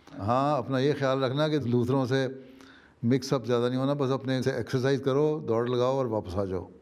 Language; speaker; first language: Urdu; native; Urdu